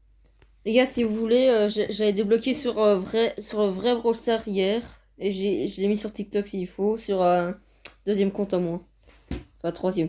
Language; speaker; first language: French; native; French